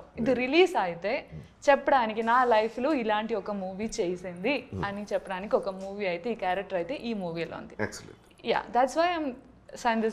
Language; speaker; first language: Telugu; non-native, learner; Malayalam